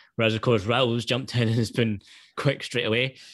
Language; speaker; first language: English; native; English